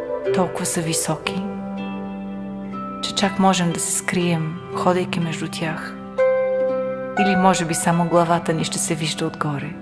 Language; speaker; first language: Bulgarian; native; Bulgarian